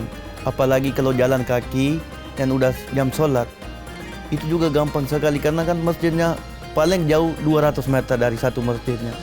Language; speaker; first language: Indonesian; non-native, learner; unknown